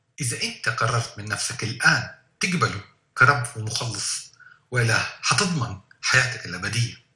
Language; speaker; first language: Arabic; native; Arabic